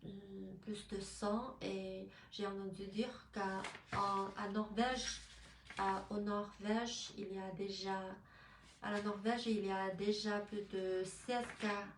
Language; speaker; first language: French; non-native, fluent; Chinese